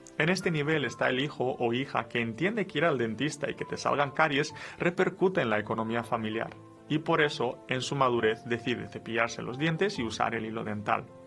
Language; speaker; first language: Spanish; non-native, fluent; Romanian